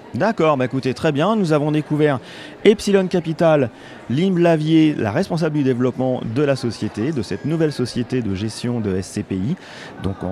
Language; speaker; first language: French; native; French